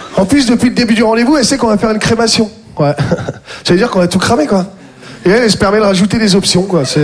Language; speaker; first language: French; native; French